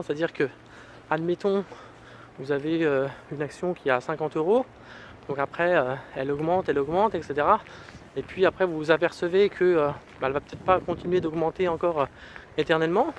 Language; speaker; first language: French; native; French